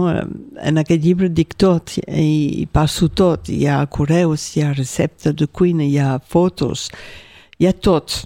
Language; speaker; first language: Catalan; non-native, local second language; French